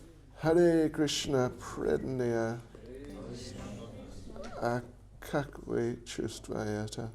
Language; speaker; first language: Russian; non-native, learner; English